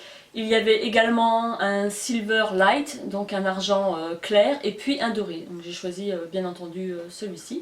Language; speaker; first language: French; native; French